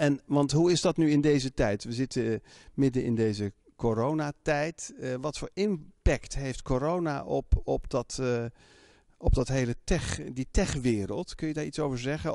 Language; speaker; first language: Dutch; native; Dutch